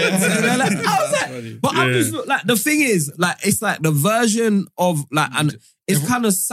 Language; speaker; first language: English; non-native, local second language; Yoruba